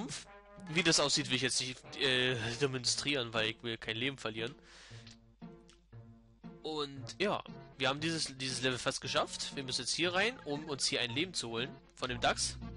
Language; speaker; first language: German; native; German